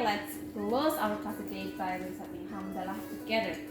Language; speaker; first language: English; non-native, fluent; Indonesian